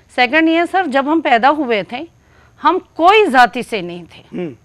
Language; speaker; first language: Hindi; native; Hindi